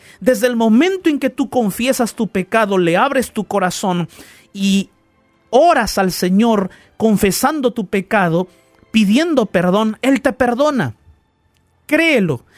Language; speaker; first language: Spanish; native; Spanish